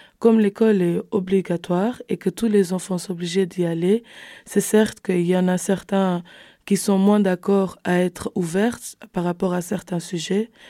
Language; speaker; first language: French; non-native, fluent; Kabuverdianu